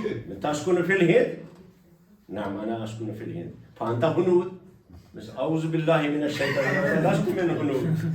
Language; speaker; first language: Arabic; non-native, fluent; Kashmiri